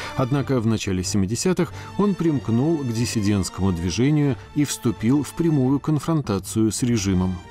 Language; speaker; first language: Russian; native; Russian